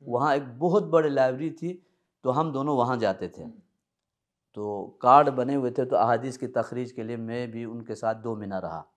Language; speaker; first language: Urdu; early bilingual, other home language; Balti